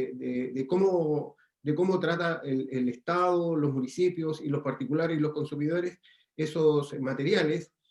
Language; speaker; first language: Spanish; native; Spanish